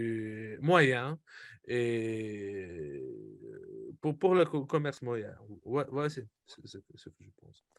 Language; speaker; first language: French; non-native, fluent; Russian